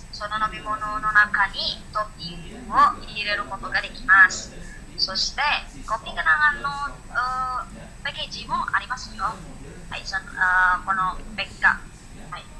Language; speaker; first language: Japanese; non-native, learner; Indonesian